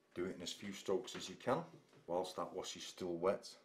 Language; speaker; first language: English; native; English